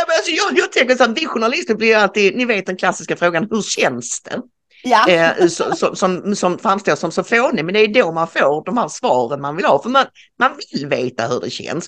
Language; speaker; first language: Swedish; native; Swedish